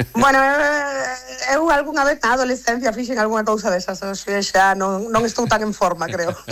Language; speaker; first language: Galician; non-native, local second language; Spanish